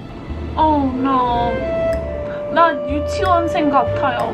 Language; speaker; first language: Korean; non-native, fluent; English